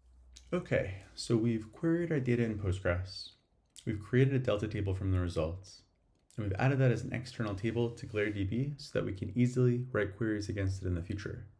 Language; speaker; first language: English; native; English